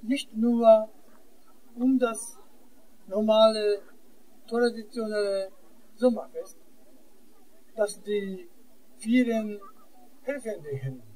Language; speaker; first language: German; non-native, fluent; Japanese